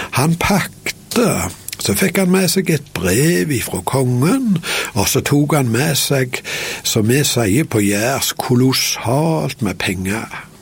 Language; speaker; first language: Norwegian; native; Norwegian